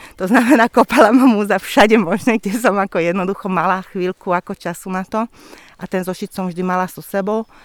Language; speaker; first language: Slovak; non-native, local second language; Hungarian